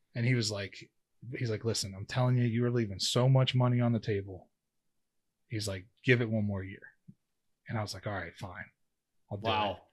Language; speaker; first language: English; native; English